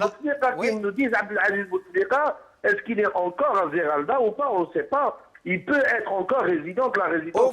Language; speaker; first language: French; non-native, local second language; Kabyle